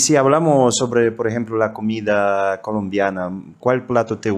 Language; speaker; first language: Spanish; non-native, fluent; Russian